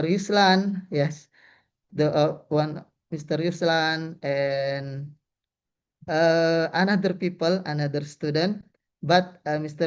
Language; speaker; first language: English; non-native, learner; Indonesian